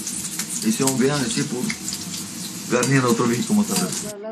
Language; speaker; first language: French; non-native, learner; Romanian